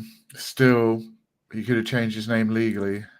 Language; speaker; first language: English; native; English